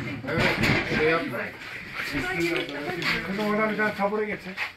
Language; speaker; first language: Turkish; native; Turkish